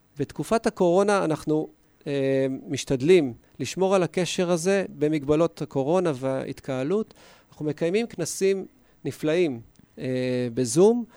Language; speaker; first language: Hebrew; native; Hebrew